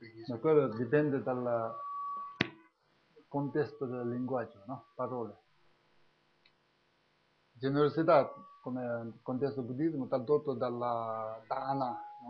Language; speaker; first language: Italian; non-native, learner; Tibetan